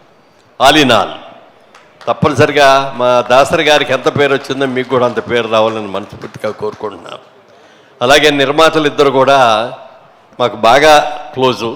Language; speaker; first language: Telugu; native; Telugu